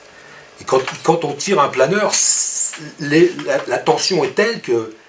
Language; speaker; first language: French; native; French